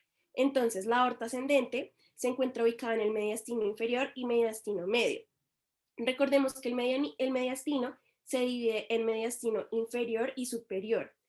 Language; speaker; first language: Spanish; native; Spanish